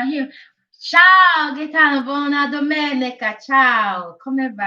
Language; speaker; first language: Italian; non-native, learner; Igbo